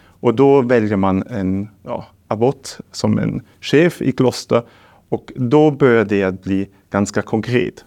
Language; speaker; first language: Swedish; non-native, fluent; German